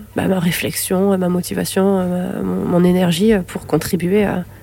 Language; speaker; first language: French; native; French